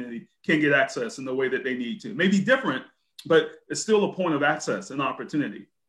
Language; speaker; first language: English; native; English